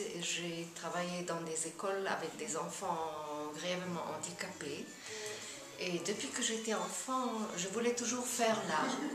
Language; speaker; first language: French; non-native, fluent; German